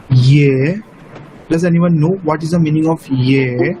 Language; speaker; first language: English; non-native, local second language; Urdu